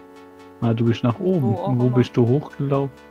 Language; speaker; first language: German; native; German